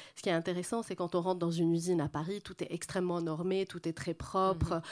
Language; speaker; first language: French; non-native, local second language; Arabic